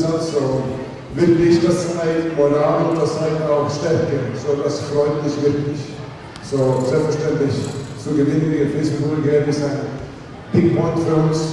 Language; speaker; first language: German; non-native, fluent; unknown